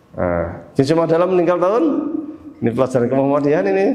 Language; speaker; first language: Indonesian; native; Indonesian